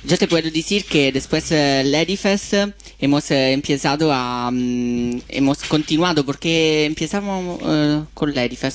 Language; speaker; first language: Spanish; non-native, fluent; Italian